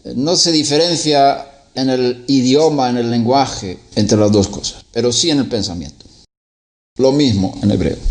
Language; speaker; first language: Spanish; non-native, fluent; Swedish